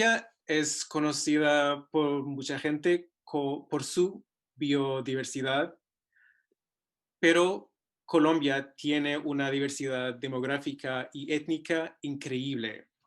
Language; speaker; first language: Spanish; non-native, fluent; English